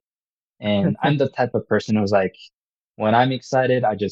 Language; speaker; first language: English; non-native, fluent; Korean